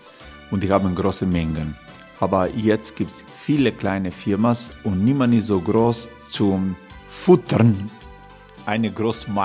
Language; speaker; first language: German; non-native, fluent; Croatian